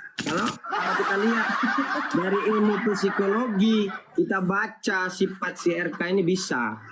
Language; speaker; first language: Indonesian; native; Indonesian